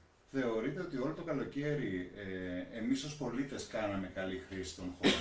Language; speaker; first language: Greek; native; Greek